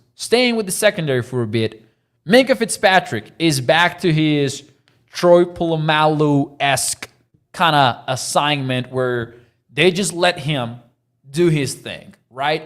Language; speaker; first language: English; native; English